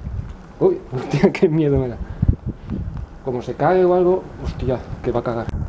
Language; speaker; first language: Spanish; native; Spanish